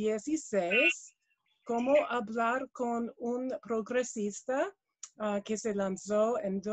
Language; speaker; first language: Spanish; non-native, learner; English